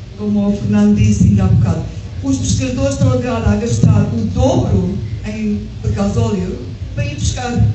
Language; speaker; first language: Portuguese; early bilingual, heritage; English